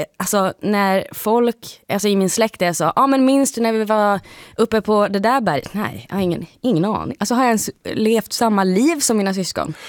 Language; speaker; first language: Swedish; native; Swedish